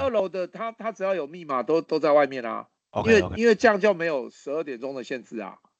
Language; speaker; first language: Chinese; native; Chinese